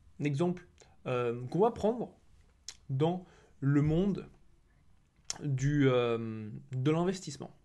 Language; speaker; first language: French; native; French